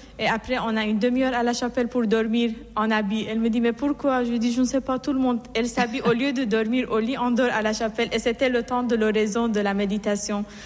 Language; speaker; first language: French; non-native, fluent; Persian